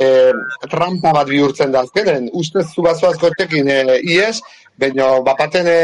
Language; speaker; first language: Basque; native; Basque